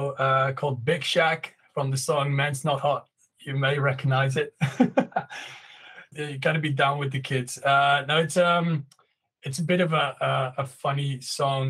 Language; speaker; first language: English; non-native, fluent; Dutch